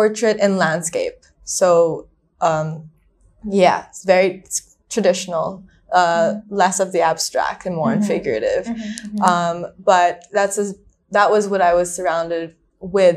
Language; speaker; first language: English; non-native, local second language; Filipino